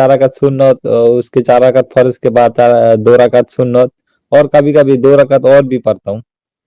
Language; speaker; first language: Hindi; non-native, learner; Bangla